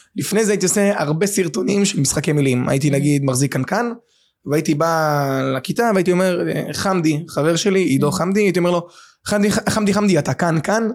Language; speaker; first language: Hebrew; native; Hebrew